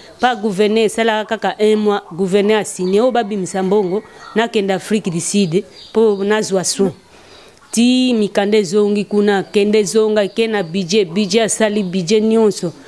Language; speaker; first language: Lingala; non-native, local second language; Kongo